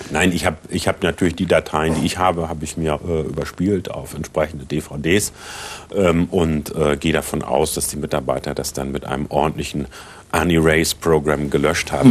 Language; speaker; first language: German; native; German